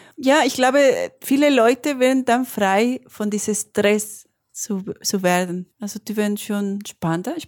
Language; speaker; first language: German; non-native, fluent; Spanish